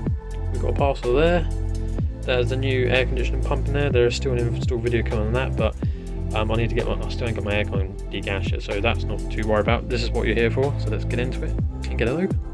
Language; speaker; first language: English; native; English